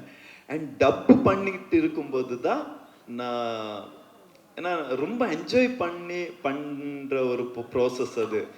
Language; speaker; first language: Tamil; non-native, learner; Kannada